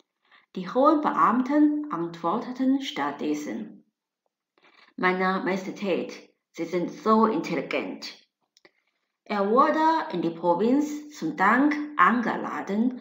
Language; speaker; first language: German; non-native, fluent; Chinese